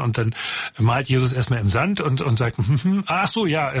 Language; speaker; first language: German; native; German